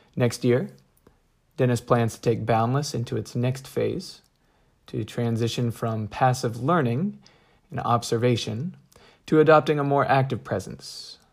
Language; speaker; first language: English; native; English